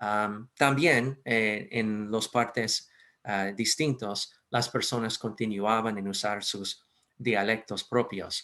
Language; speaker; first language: Spanish; non-native, fluent; English